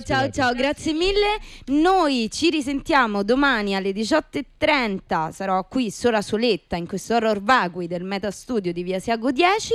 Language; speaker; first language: Italian; native; Italian